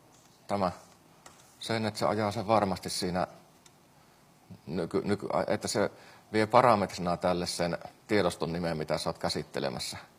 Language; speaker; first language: Finnish; native; Finnish